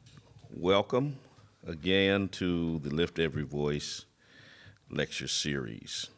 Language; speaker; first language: English; native; English